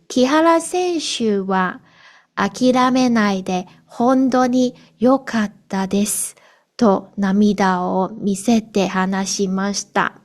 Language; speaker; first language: Japanese; non-native, fluent; Cantonese